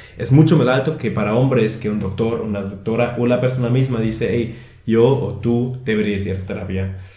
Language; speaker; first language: Spanish; non-native, fluent; German